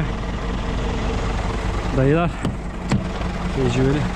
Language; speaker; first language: German; non-native, learner; Turkish